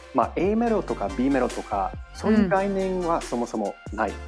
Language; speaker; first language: Japanese; non-native, fluent; English